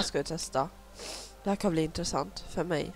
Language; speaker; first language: Swedish; native; Swedish